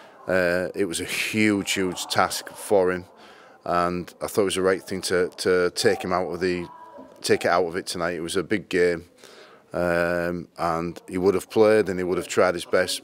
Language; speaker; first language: English; native; English